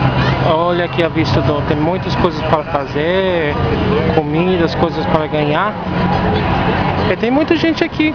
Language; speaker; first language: Portuguese; non-native, fluent; English